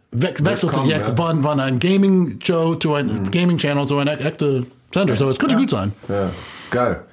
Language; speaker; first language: German; non-native, fluent; English